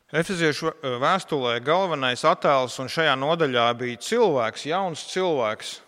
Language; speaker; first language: Latvian; non-native, local second language; Russian